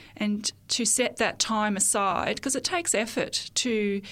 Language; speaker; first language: English; native; English